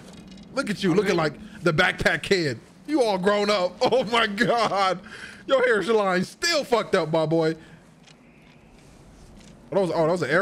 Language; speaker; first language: English; native; English